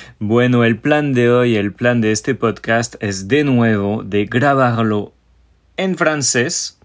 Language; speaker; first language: Spanish; non-native, fluent; French